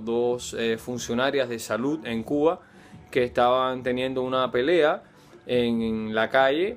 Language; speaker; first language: Spanish; native; Spanish